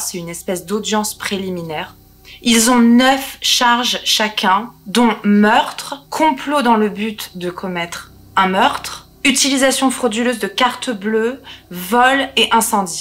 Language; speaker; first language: French; native; French